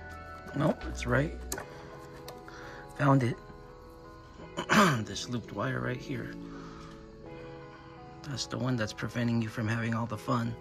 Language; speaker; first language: English; native; English